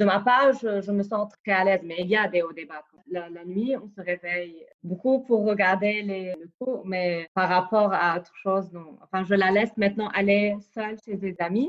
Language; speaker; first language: French; non-native, fluent; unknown